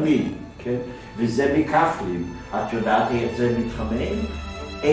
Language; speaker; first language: Hebrew; non-native, fluent; Ukrainian